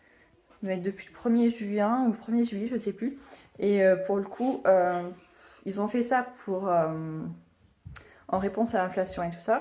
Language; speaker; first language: French; native; French